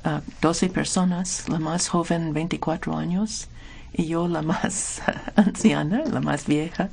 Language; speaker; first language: Spanish; non-native, fluent; English